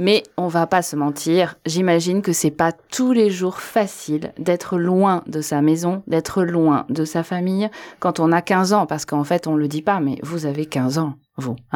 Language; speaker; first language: French; native; French